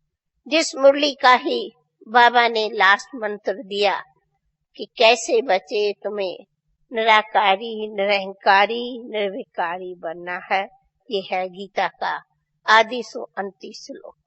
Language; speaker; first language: Hindi; non-native, local second language; Sindhi